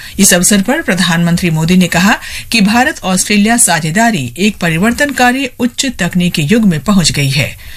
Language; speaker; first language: Hindi; non-native, local second language; Assamese